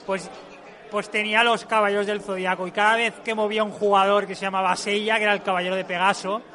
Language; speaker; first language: Spanish; non-native, local second language; Catalan